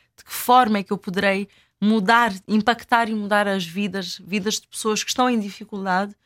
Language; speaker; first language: Portuguese; non-native, local second language; Kabuverdianu